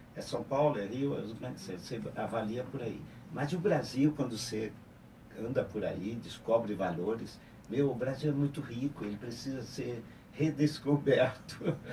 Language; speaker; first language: Portuguese; native; Portuguese